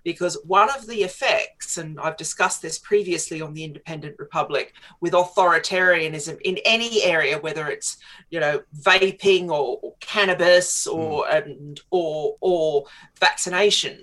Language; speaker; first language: English; native; English